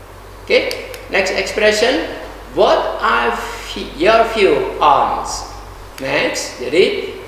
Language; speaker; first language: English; non-native, fluent; Indonesian